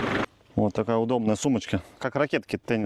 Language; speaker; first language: Russian; native; Russian